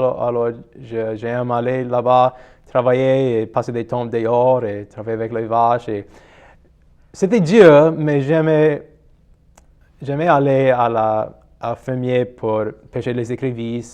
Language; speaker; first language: French; non-native, local second language; English